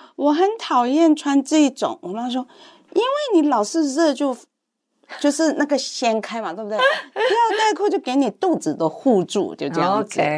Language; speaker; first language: Chinese; non-native, fluent; Cantonese